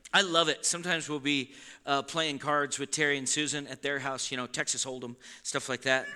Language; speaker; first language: English; native; English